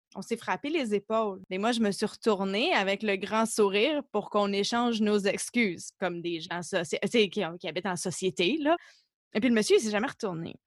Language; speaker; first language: French; native; French